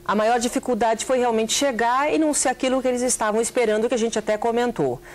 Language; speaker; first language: Portuguese; native; Portuguese